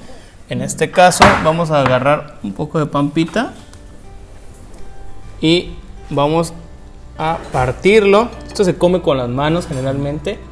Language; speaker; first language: Spanish; native; Spanish